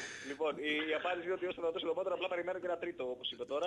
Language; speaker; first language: Greek; native; Greek